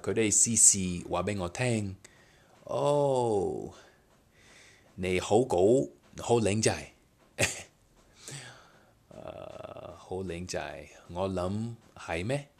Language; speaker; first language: Cantonese; non-native, learner; English